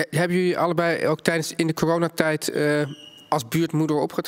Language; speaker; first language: Dutch; native; Dutch